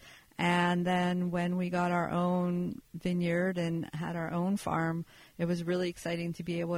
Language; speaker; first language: English; native; English